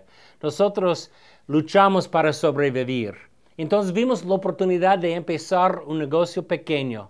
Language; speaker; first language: Spanish; non-native, fluent; English